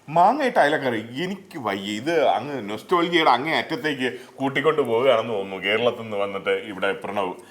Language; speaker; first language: Malayalam; native; Malayalam